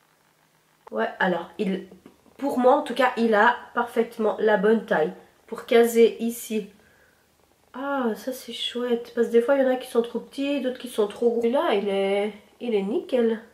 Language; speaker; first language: French; native; French